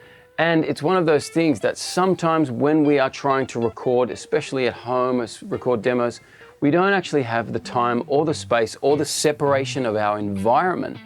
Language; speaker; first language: English; native; English